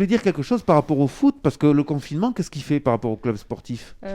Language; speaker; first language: French; native; French